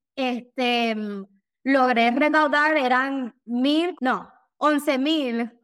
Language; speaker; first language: Spanish; native; Spanish